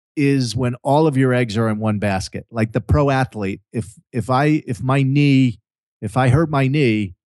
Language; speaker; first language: English; native; English